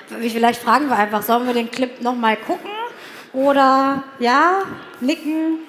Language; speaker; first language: German; native; German